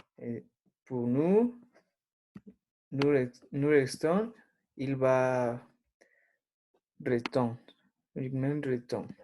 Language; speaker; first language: French; non-native, learner; Spanish